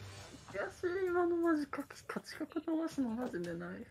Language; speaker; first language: Japanese; native; Japanese